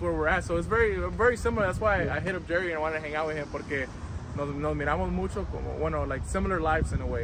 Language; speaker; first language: English; early bilingual, other home language; Spanish